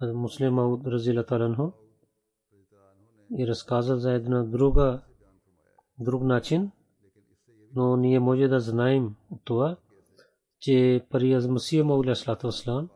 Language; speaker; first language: Bulgarian; non-native, learner; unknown